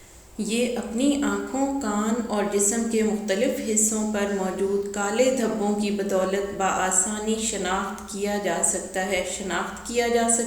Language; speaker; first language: Urdu; native; Urdu